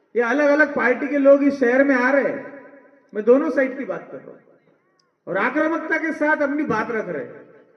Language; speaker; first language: Hindi; non-native, local second language; Marathi